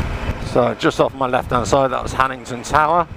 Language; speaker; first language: English; native; English